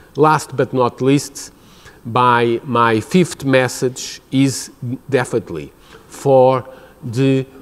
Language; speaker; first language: English; non-native, fluent; Portuguese